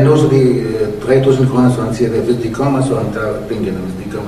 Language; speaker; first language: Danish; non-native, learner; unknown